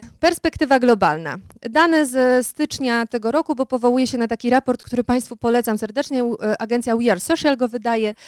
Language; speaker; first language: Polish; native; Polish